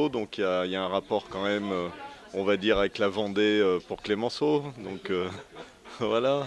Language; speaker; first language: French; native; French